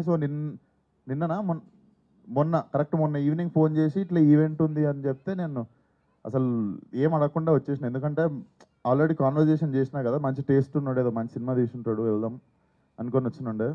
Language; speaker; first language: Telugu; native; Telugu